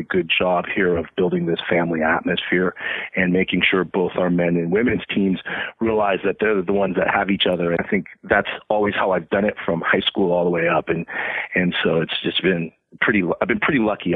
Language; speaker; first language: English; native; English